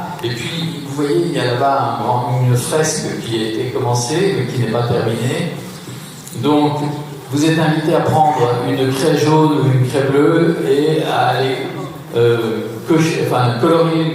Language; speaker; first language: French; native; French